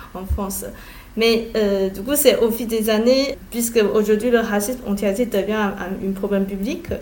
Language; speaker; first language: French; non-native, fluent; Chinese